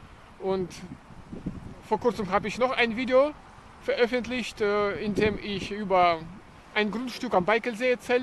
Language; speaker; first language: German; non-native, fluent; Russian